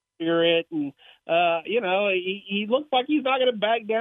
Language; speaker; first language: English; native; English